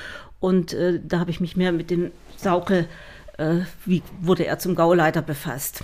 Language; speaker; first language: German; native; German